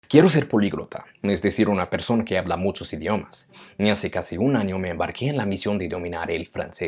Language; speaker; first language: Spanish; non-native, learner; English